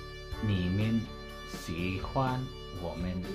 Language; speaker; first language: Chinese; non-native, learner; Filipino